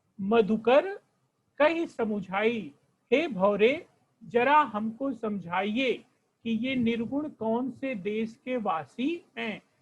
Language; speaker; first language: Hindi; non-native, local second language; Marathi